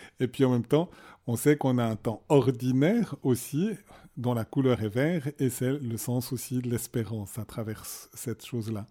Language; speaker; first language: French; native; French